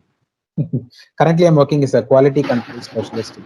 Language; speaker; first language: English; non-native, local second language; Tamil